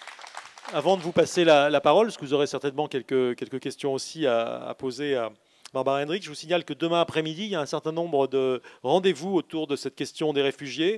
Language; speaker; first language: French; native; French